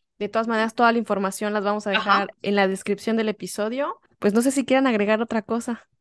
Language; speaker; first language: Spanish; native; Spanish